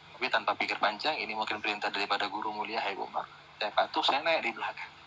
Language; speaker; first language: Indonesian; native; Indonesian